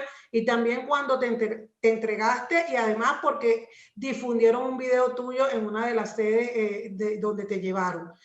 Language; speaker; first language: Spanish; native; Spanish